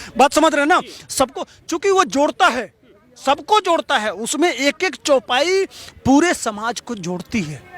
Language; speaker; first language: Hindi; native; Hindi